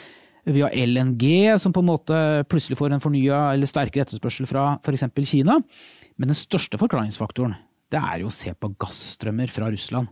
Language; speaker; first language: Norwegian; native; Norwegian